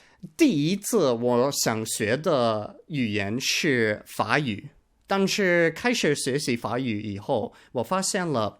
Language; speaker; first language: Chinese; non-native, learner; English